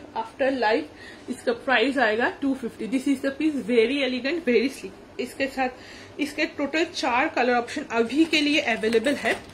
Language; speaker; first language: Hindi; non-native, local second language; Bangla